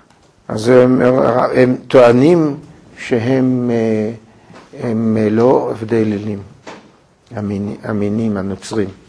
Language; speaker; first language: Hebrew; native; Hebrew